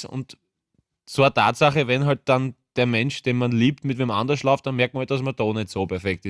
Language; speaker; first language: German; native; German